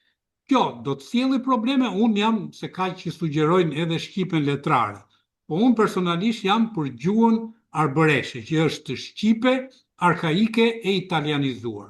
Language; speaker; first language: Albanian; native; Albanian